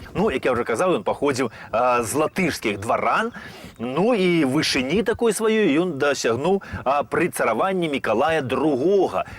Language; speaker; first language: Belarusian; native; Belarusian